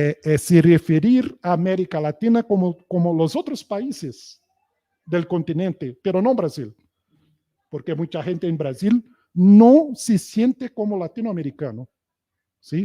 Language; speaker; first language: Spanish; non-native, fluent; Portuguese